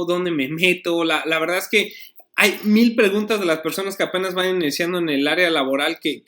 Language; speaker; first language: Spanish; native; Spanish